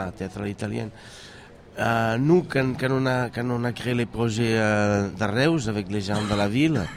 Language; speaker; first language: French; non-native, fluent; Catalan